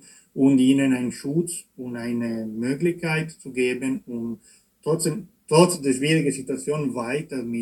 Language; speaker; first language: German; non-native, fluent; Italian